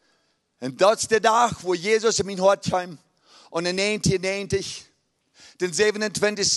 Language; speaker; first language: German; early bilingual, heritage; Plautdietsch